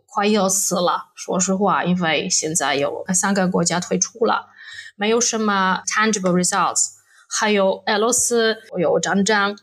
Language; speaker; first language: Chinese; non-native, fluent; Polish